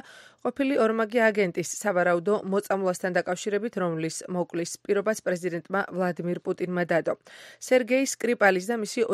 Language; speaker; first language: Georgian; native; Georgian